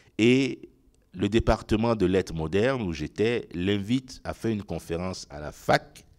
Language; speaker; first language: French; non-native, local second language; Ewe